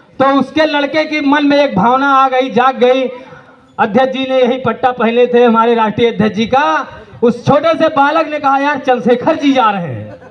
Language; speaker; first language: Hindi; native; Hindi